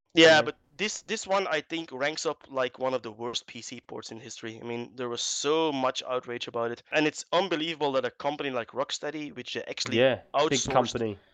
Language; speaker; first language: English; non-native, fluent; Dutch